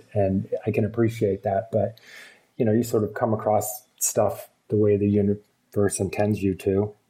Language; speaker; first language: English; native; English